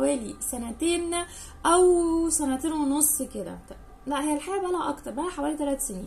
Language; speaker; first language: Arabic; native; Arabic